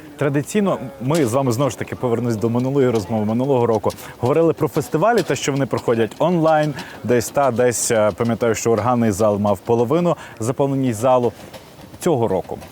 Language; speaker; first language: Ukrainian; native; Ukrainian